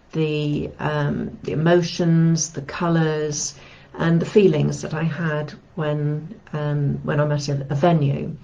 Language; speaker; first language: English; native; English